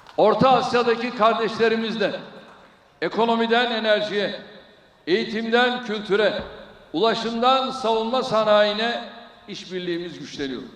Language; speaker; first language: Turkish; native; Turkish